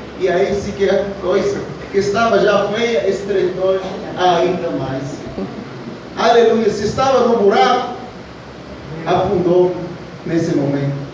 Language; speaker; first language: Portuguese; non-native, fluent; Spanish